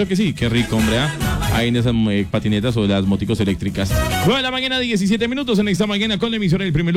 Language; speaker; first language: Spanish; native; Spanish